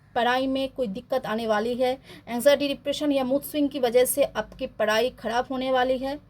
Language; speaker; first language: Hindi; non-native, local second language; Bangla